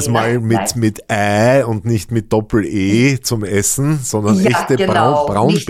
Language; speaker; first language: German; native; German